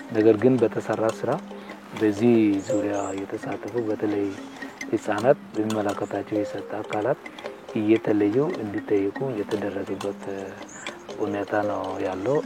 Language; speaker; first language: Amharic; non-native, local second language; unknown